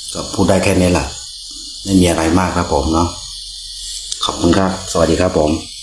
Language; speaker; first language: Thai; non-native, local second language; Karen languages